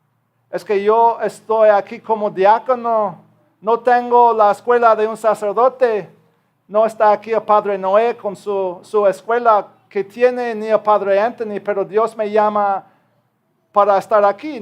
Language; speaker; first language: Spanish; non-native, fluent; English